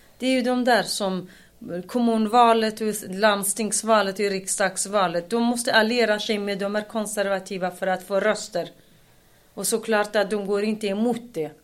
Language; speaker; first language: Swedish; non-native, fluent; Kurdish